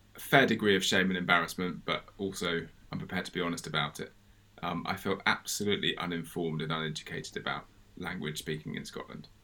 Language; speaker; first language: English; native; English